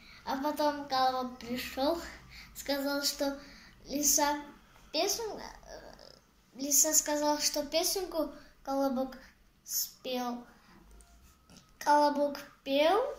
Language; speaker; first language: Russian; non-native, learner; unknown